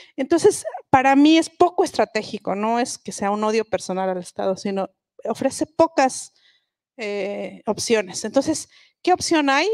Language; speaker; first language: Spanish; non-native, local second language; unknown